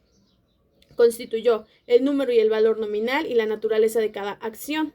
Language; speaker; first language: Spanish; native; Spanish